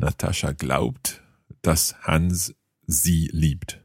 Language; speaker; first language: German; non-native, fluent; English